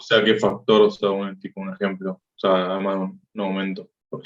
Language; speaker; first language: Spanish; native; Spanish